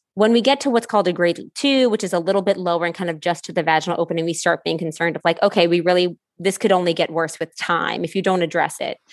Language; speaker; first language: English; native; English